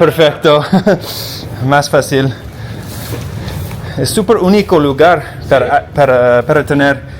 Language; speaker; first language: Spanish; non-native, learner; English